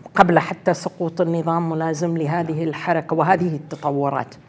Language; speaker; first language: Arabic; native; Arabic